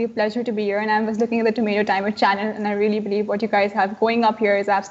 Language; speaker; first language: English; non-native, local second language; Urdu